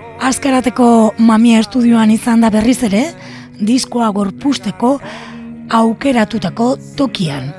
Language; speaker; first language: Basque; native; Basque